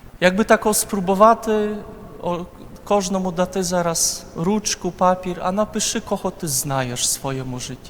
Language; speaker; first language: Ukrainian; non-native, fluent; Polish